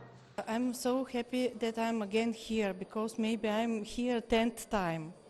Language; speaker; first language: English; non-native, learner; Bulgarian